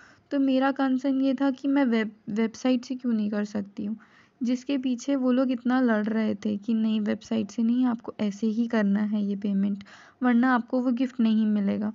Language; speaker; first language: Hindi; native; Hindi